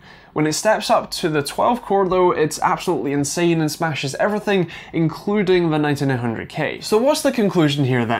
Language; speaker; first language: English; native; English